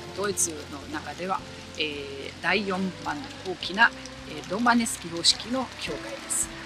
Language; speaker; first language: Japanese; non-native, fluent; German